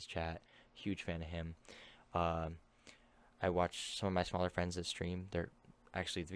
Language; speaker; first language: English; native; English